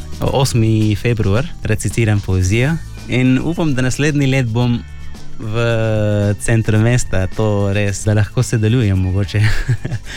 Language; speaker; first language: Slovenian; non-native, fluent; Arabic